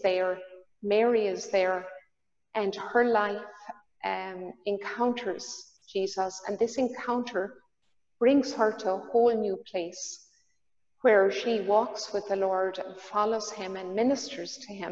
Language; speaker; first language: English; native; English